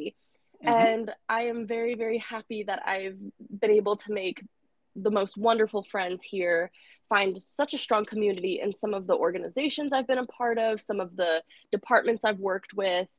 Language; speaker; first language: English; native; English